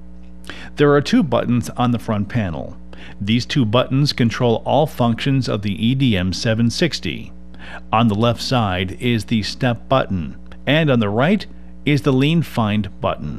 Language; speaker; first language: English; native; English